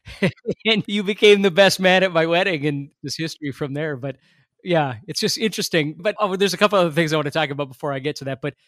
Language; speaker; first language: English; native; English